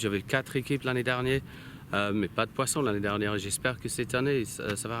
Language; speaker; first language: French; non-native, learner; English